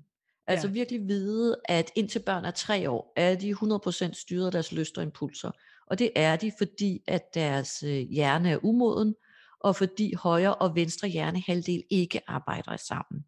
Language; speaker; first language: Danish; native; Danish